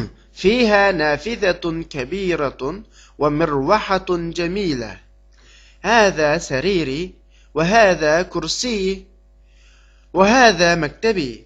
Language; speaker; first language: Arabic; non-native, fluent; Uyghur